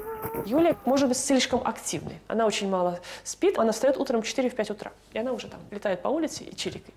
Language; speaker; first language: Russian; native; Russian